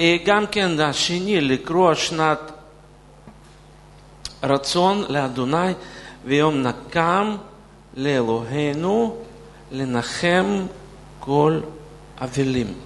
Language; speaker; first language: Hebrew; non-native, fluent; Russian